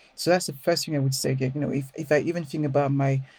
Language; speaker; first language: English; non-native, fluent; French